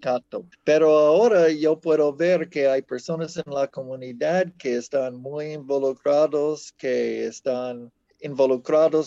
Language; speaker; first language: Spanish; non-native, fluent; English